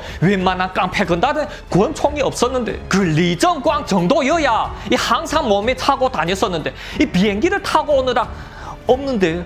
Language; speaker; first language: Korean; native; Korean